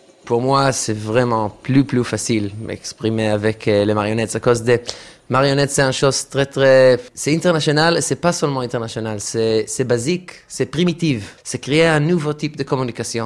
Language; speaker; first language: French; non-native, learner; Hebrew